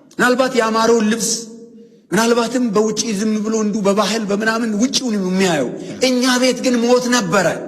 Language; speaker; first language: Amharic; non-native, local second language; Oromo